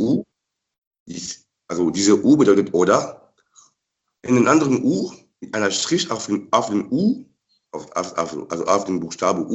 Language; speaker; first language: German; non-native, fluent; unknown